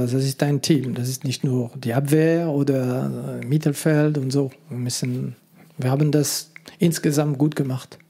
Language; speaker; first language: German; non-native, local second language; French